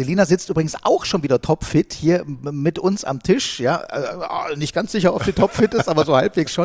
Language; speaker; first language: German; native; German